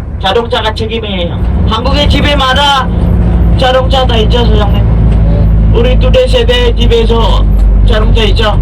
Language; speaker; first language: Korean; non-native, learner; Indonesian